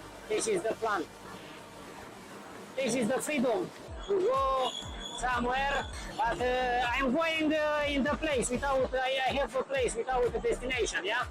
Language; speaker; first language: English; non-native, learner; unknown